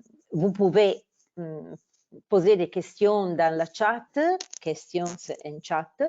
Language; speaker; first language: French; non-native, fluent; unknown